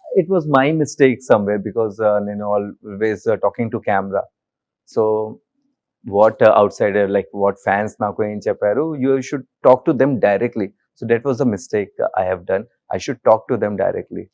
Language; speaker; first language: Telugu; non-native, learner; Hindi